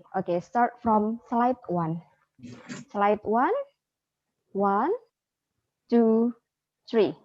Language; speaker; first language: English; non-native, fluent; Indonesian